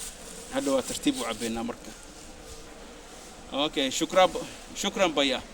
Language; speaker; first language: Arabic; non-native, learner; Somali